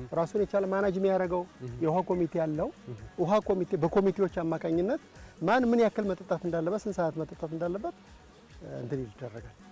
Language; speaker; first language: Amharic; native; Amharic